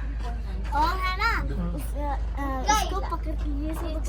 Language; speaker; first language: Hindi; non-native, learner; Malayalam